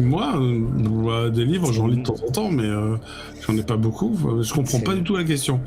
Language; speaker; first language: French; native; French